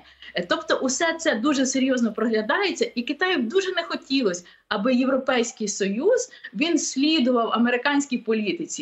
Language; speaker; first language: Ukrainian; native; Ukrainian